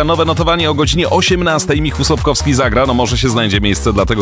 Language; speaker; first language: Polish; native; Polish